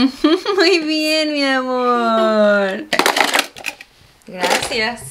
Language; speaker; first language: Spanish; early bilingual, heritage; Spanish